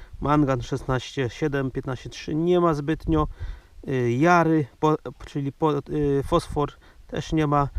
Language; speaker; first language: Polish; native; Polish